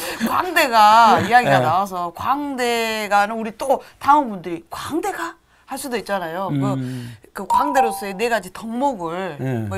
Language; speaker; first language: Korean; native; Korean